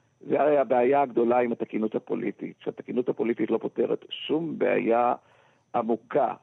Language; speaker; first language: Hebrew; native; Hebrew